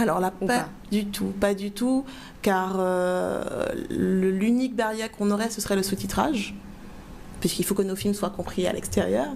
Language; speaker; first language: French; native; French